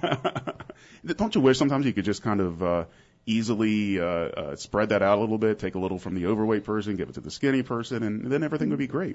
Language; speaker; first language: English; native; English